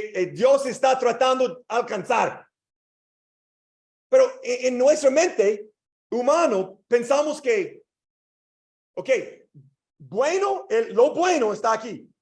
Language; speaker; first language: Spanish; non-native, learner; English